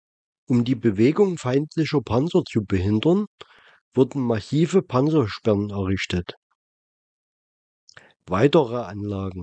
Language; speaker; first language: German; native; German